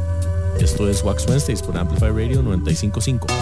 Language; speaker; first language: Spanish; native; Spanish